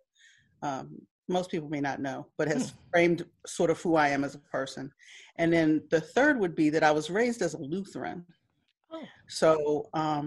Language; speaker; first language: English; native; English